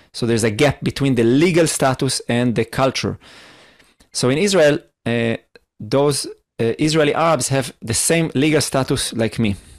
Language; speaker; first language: English; non-native, fluent; Hebrew